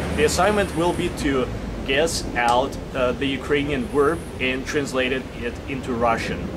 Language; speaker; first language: English; non-native, fluent; Ukrainian